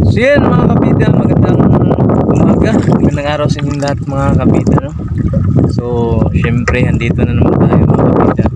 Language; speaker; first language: Filipino; non-native, local second language; Cebuano